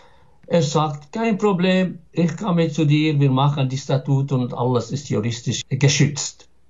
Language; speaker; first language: German; non-native, fluent; Arabic